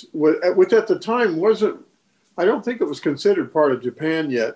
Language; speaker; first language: English; native; English